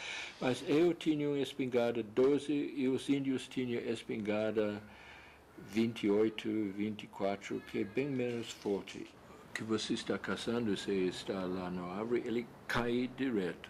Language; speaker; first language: Portuguese; non-native, fluent; English